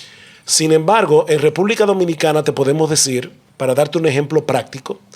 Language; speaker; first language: Spanish; native; Spanish